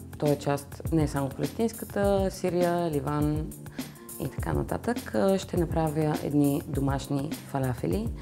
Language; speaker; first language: Bulgarian; early bilingual, other home language; Arabic